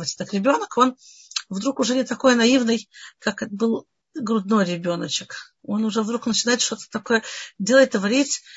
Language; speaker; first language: Russian; early bilingual, heritage; Russian